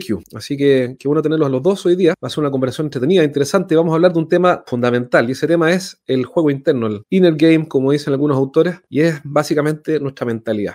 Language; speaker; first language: Spanish; native; Spanish